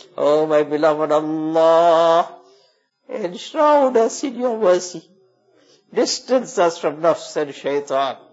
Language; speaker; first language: English; native; English